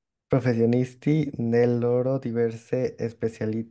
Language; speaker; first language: Italian; non-native, learner; Spanish